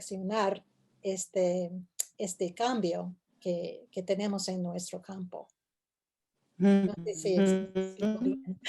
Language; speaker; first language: Spanish; non-native, fluent; English